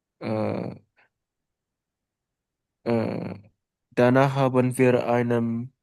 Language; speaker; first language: German; non-native, learner; Indonesian